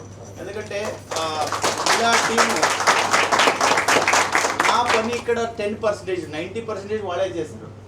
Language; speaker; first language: Telugu; non-native, learner; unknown